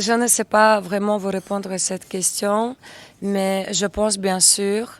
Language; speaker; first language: French; non-native, learner; Russian